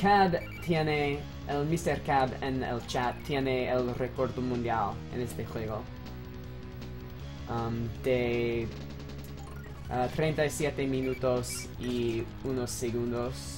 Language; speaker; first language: Spanish; non-native, learner; English